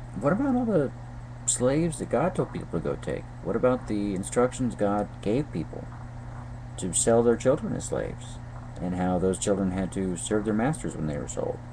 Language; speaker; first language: English; native; English